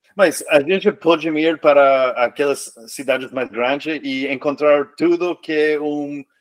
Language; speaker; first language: Portuguese; non-native, fluent; English